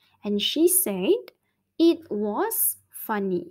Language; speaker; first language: English; non-native, local second language; Malay